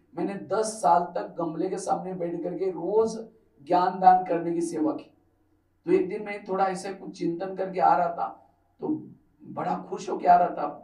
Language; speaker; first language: Hindi; non-native, local second language; Marathi